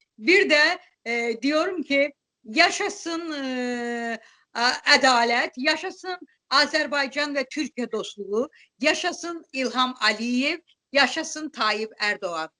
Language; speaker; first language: Turkish; non-native, fluent; Azerbaijani